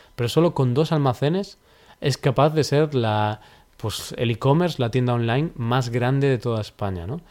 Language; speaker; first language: Spanish; native; Spanish